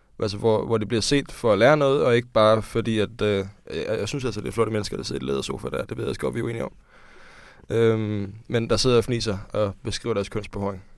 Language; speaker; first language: Danish; native; Danish